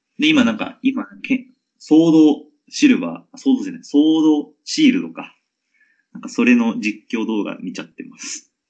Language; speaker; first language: Japanese; native; Japanese